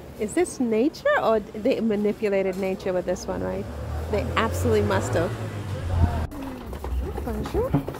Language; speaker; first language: English; native; English